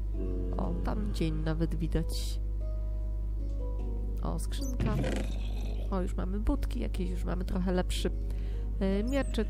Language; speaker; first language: Polish; native; Polish